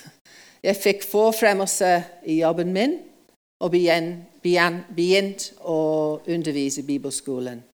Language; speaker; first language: Norwegian; non-native, fluent; English